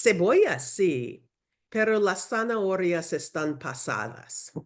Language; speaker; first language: Spanish; non-native, learner; English